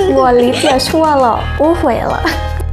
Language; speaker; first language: Chinese; non-native, fluent; Thai